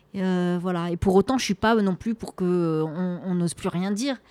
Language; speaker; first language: French; native; French